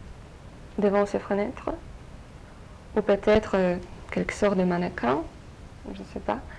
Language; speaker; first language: French; non-native, fluent; Polish